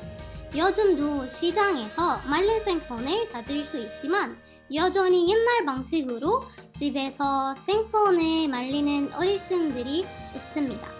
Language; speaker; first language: Korean; non-native, fluent; Arabic